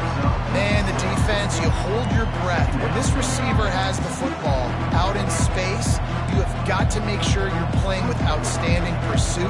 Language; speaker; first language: English; native; English